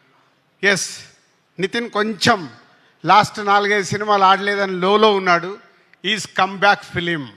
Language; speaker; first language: Telugu; native; Telugu